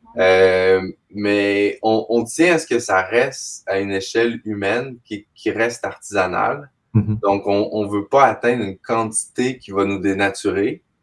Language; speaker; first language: French; native; French